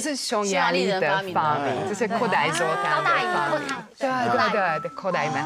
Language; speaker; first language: Chinese; non-native, fluent; Hungarian